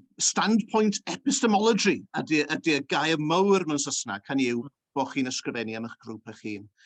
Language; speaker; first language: Welsh; early bilingual, heritage; Welsh